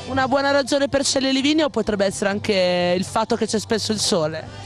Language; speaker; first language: Italian; native; Italian